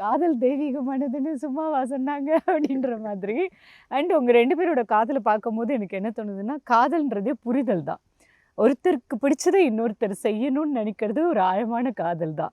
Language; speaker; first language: Tamil; native; Tamil